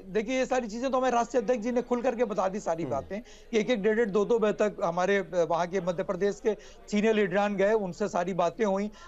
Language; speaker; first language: Hindi; native; Hindi